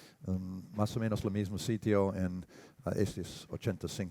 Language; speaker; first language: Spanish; non-native, learner; English